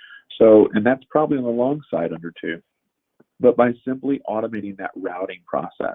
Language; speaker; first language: English; native; English